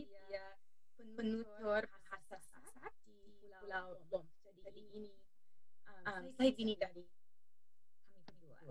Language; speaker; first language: Indonesian; non-native, learner; English